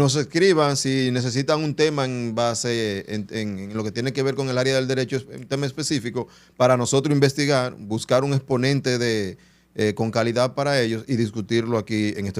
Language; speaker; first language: Spanish; native; Spanish